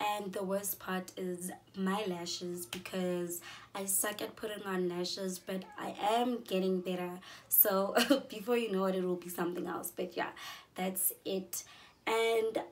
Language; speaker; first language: English; non-native, local second language; Zulu